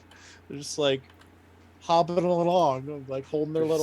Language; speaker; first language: English; native; English